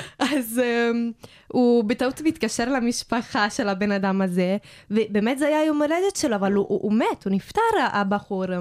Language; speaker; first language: Hebrew; non-native, fluent; Italian